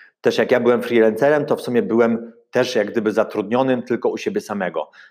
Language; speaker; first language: Polish; early bilingual, heritage; Polish